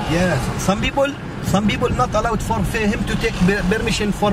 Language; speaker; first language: English; non-native, learner; Arabic